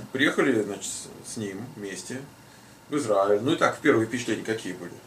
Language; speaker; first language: Russian; native; Russian